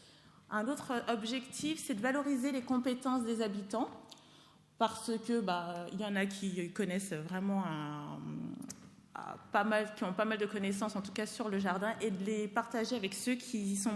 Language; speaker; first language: French; native; French